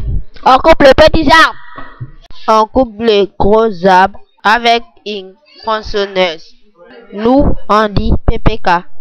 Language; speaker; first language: French; non-native, local second language; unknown